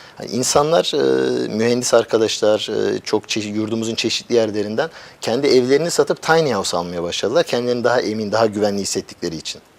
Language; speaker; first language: Turkish; early bilingual, heritage; Turkish